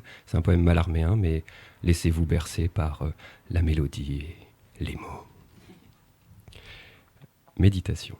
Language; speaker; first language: French; native; French